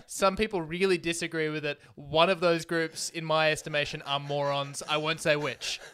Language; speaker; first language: English; native; English